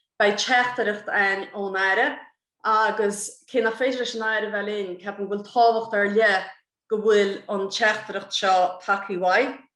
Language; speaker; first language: Irish; native; Irish